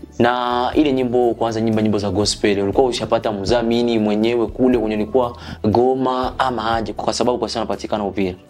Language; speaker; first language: Swahili; native; Swahili